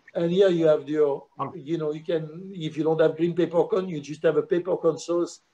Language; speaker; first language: English; non-native, fluent; French